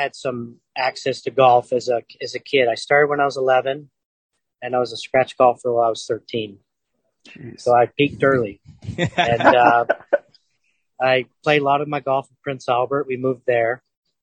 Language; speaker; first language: English; native; English